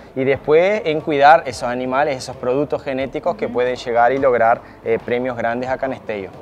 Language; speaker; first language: Spanish; early bilingual, heritage; Spanish